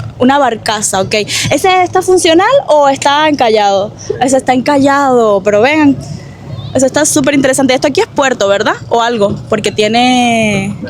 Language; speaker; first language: Spanish; native; Spanish